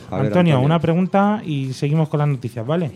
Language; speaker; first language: Spanish; native; Spanish